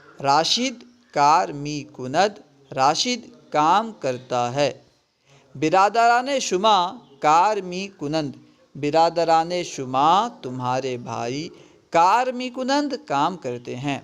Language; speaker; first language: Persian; non-native, fluent; Urdu